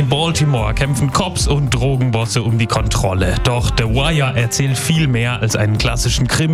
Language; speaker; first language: German; native; German